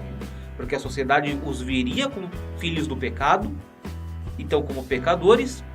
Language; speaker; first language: Portuguese; native; Portuguese